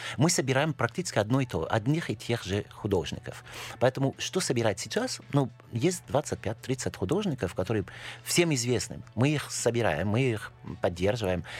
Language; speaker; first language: Russian; non-native, fluent; French